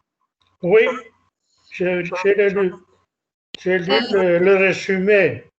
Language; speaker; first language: French; non-native, learner; Italian